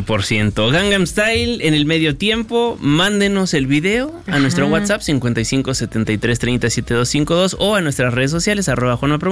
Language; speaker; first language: Spanish; native; Spanish